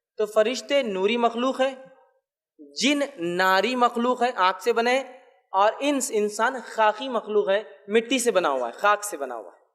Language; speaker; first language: Urdu; native; Urdu